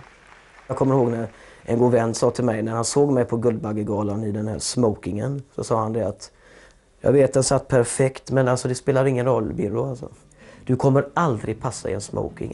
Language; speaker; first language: Swedish; native; Swedish